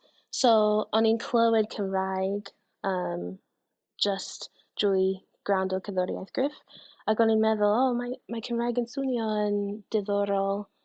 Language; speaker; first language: Welsh; non-native, fluent; English